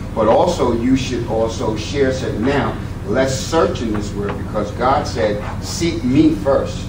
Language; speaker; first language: English; native; English